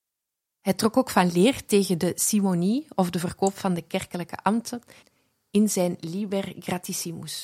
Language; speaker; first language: Dutch; native; Dutch